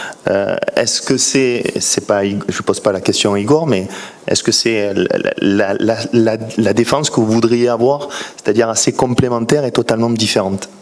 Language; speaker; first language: French; native; French